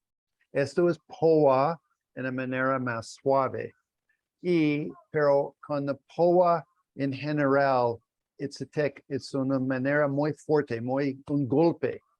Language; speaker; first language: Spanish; non-native, learner; English